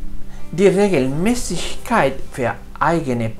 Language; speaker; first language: German; non-native, fluent; Spanish